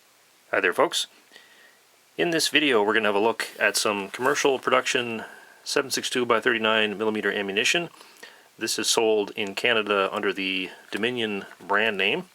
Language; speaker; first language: English; native; English